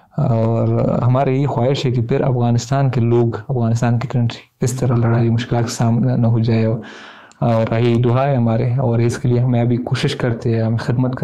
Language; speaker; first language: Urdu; non-native, fluent; Pashto